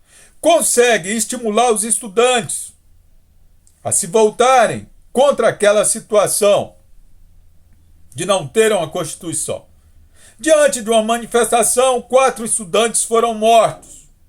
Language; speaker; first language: Portuguese; native; Portuguese